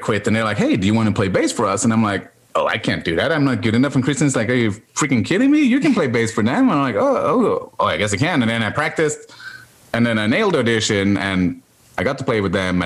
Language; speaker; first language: English; non-native, fluent; Norwegian